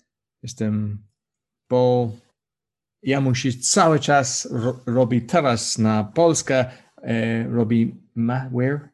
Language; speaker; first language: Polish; non-native, learner; English